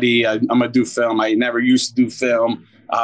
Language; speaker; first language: English; native; English